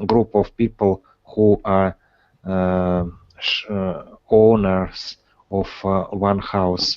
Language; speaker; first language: English; non-native, learner; Russian